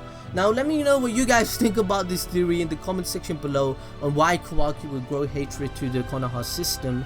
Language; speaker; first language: English; native; English